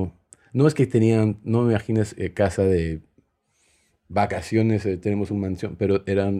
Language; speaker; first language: Spanish; early bilingual, heritage; Spanish